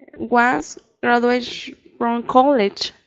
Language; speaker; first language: English; non-native, learner; Spanish